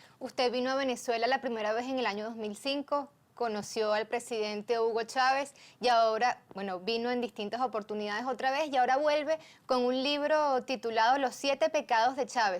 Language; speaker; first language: Spanish; native; Spanish